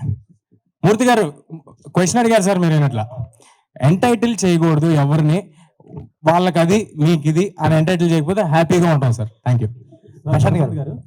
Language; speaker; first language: Telugu; native; Telugu